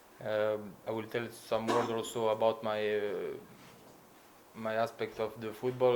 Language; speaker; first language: English; non-native, learner; Slovenian